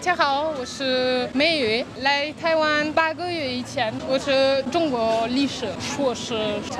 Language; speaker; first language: Chinese; non-native, learner; French